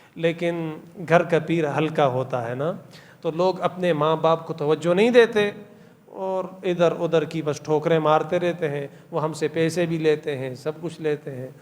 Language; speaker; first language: Urdu; non-native, local second language; Pashto